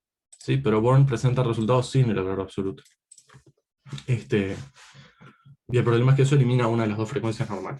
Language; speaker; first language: Spanish; native; Spanish